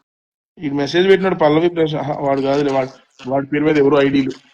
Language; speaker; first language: Telugu; native; Telugu